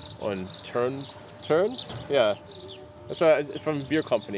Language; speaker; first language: German; non-native, learner; English